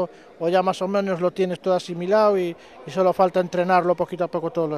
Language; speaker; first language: Spanish; native; Spanish